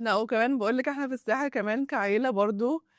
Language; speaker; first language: Arabic; native; Arabic